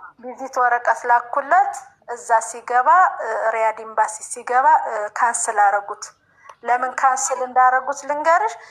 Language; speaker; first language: Amharic; native; Amharic